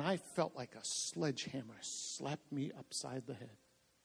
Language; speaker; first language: English; native; English